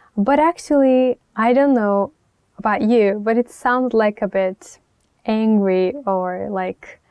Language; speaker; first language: English; non-native, fluent; Turkish